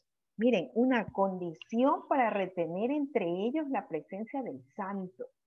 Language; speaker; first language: Spanish; native; Spanish